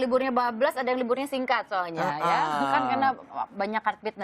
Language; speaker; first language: Indonesian; native; Indonesian